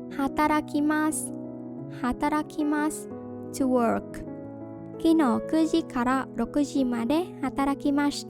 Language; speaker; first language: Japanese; non-native, fluent; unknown